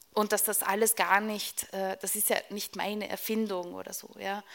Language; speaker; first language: German; non-native, fluent; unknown